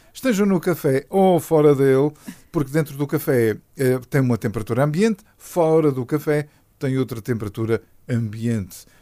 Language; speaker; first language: Portuguese; native; Portuguese